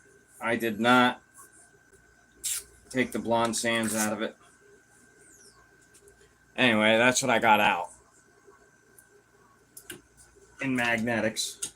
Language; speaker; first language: English; native; English